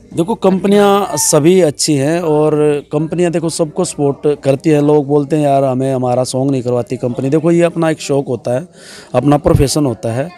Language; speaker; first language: Hindi; native; Hindi